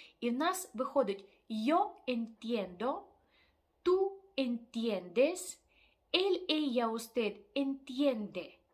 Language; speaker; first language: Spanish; non-native, fluent; Ukrainian